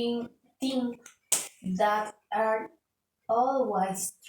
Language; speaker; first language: English; non-native, learner; Spanish